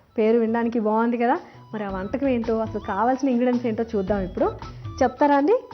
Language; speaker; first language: Telugu; native; Telugu